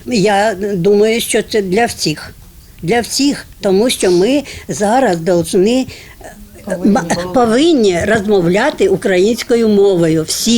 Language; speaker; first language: Ukrainian; non-native, local second language; Russian